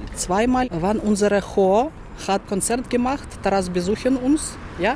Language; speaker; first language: German; non-native, learner; Ukrainian